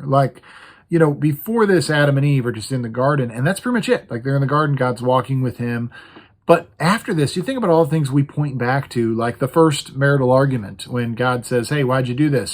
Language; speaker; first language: English; native; English